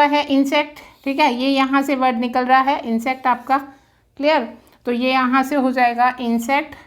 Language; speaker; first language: Hindi; native; Hindi